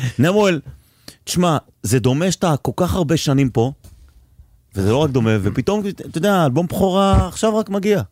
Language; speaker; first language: Hebrew; native; Hebrew